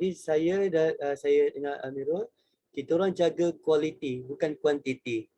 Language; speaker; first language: Malay; native; Malay